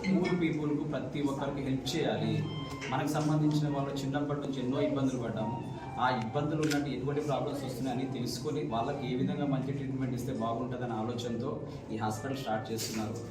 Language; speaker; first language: Telugu; native; Telugu